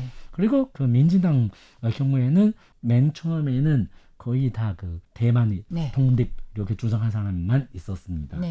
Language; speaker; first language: Korean; non-native, fluent; Chinese